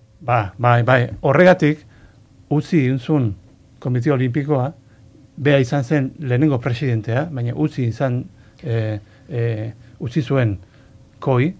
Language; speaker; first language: Basque; non-native, local second language; Spanish